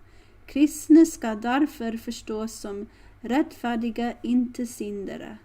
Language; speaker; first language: Swedish; non-native, learner; English